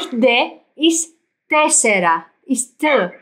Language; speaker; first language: German; non-native, fluent; Greek